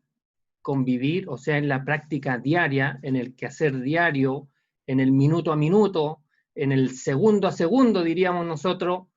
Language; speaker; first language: Spanish; native; Spanish